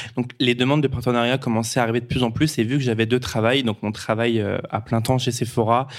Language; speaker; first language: French; native; French